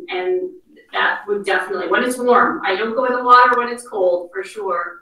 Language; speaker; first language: English; native; English